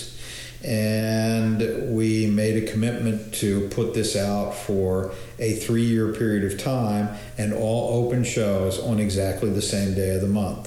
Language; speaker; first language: English; native; English